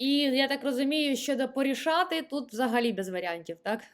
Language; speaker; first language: Ukrainian; native; Ukrainian